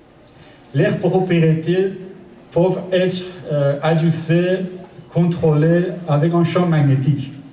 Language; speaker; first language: French; non-native, learner; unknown